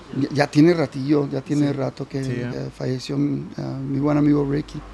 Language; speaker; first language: Spanish; early bilingual, heritage; Spanish